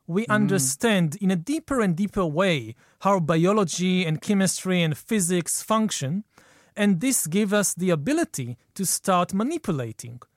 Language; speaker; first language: English; non-native, fluent; Hebrew